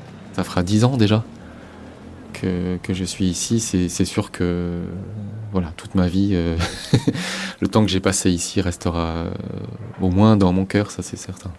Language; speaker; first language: French; native; French